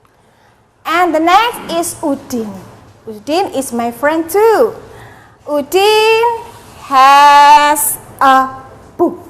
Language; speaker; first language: English; non-native, learner; Indonesian